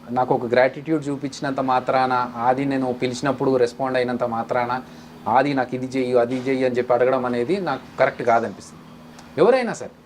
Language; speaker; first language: Telugu; native; Telugu